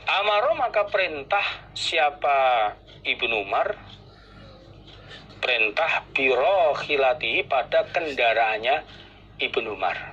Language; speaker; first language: Indonesian; non-native, local second language; Javanese